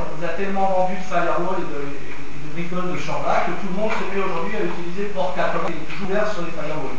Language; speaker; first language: French; native; French